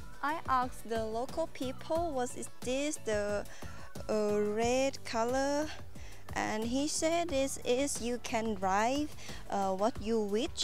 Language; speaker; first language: English; non-native, learner; Thai